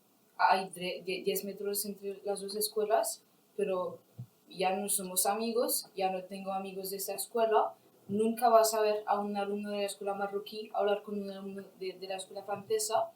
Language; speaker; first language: Spanish; non-native, fluent; Arabic